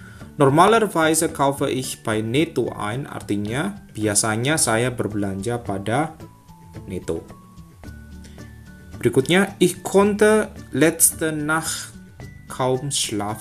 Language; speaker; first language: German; non-native, fluent; Indonesian